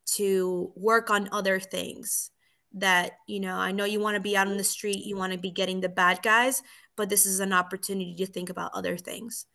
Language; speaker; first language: English; early bilingual, other home language; Spanish